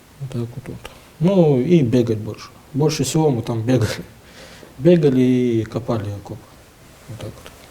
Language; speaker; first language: Russian; native; Russian